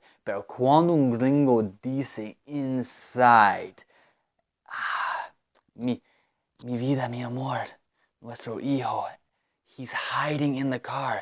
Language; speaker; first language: Spanish; non-native, fluent; English